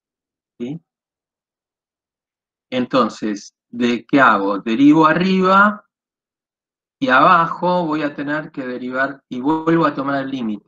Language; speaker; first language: Spanish; native; Spanish